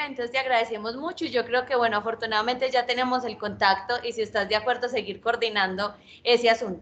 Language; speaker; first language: Spanish; native; Spanish